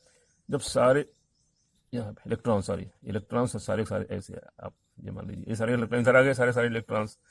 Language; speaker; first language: Hindi; native; Hindi